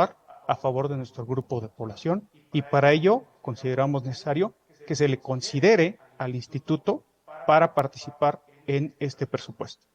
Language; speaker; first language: Spanish; native; Spanish